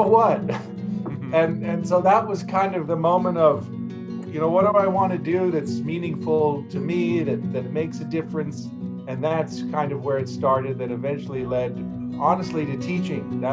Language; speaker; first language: English; native; English